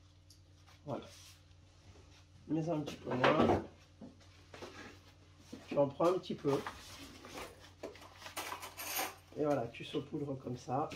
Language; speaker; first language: French; native; French